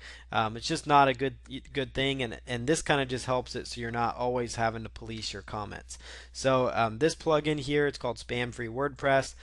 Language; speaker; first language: English; native; English